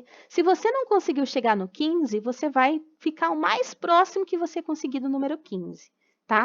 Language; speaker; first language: Portuguese; native; Portuguese